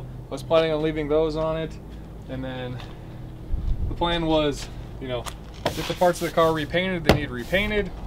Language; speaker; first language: English; native; English